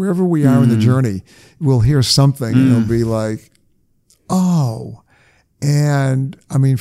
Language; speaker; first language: English; native; English